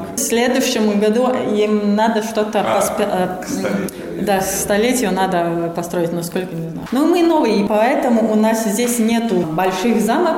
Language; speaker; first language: Russian; non-native, local second language; Latvian